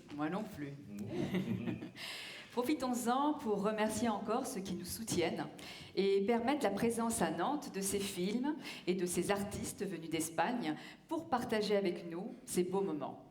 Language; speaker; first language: French; native; French